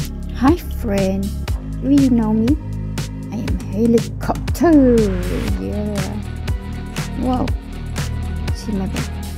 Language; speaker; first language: English; non-native, learner; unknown